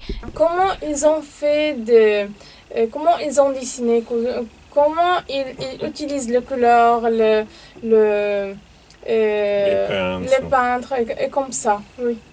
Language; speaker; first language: French; non-native, learner; Arabic